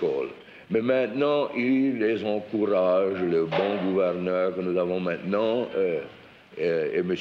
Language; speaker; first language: French; native; French